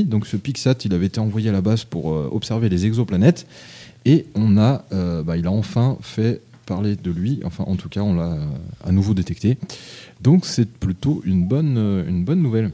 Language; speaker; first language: French; native; French